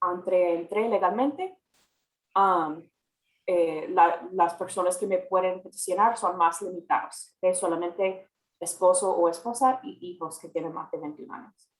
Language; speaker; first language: Spanish; non-native, fluent; English